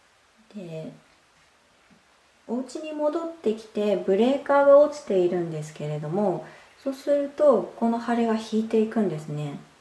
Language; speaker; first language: Japanese; native; Japanese